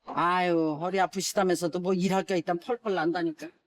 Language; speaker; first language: Korean; native; Korean